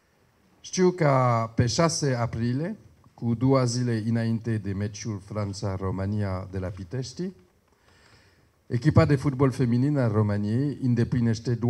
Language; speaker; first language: Romanian; non-native, learner; French